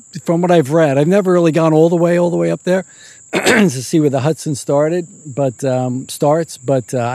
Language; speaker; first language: English; native; English